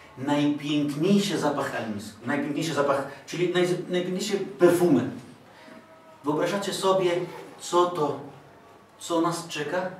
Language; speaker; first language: Polish; non-native, fluent; Arabic